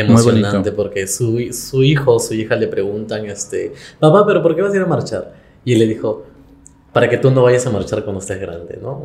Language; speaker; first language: Spanish; native; Spanish